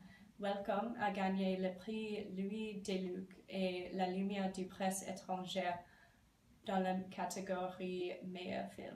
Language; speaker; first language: French; non-native, learner; English